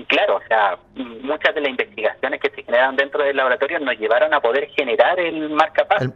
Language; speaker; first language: Spanish; native; Spanish